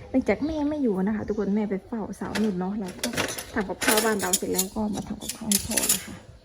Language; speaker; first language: Thai; non-native, local second language; Northern Khmer